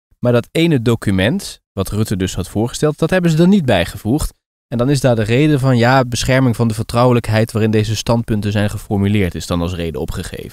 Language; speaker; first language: Dutch; native; Dutch